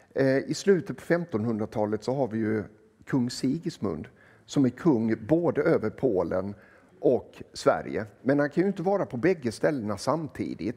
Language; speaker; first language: Swedish; native; Swedish